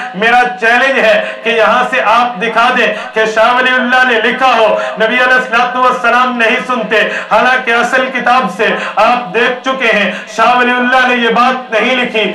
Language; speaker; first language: Urdu; non-native, local second language; Saraiki